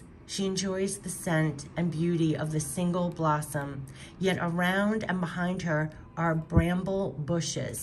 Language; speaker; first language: English; native; English